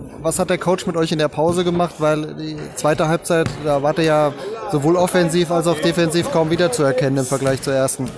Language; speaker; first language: German; native; German